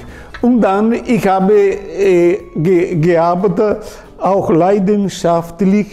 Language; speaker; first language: German; non-native, learner; Italian